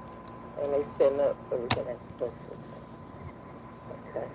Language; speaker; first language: English; native; English